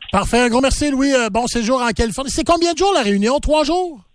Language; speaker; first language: French; native; French